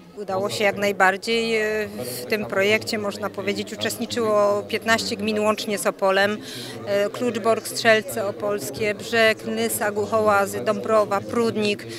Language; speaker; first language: Polish; native; Polish